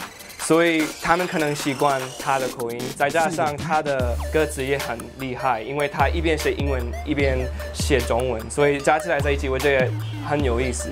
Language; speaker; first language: Chinese; non-native, fluent; English